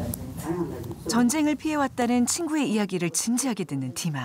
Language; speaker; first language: Korean; native; Korean